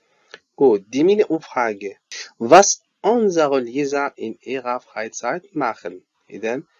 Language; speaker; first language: German; non-native, fluent; Arabic